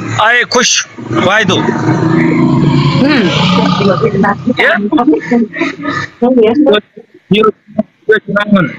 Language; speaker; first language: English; non-native, learner; Sindhi